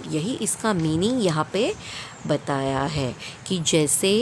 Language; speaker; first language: Hindi; non-native, local second language; Marathi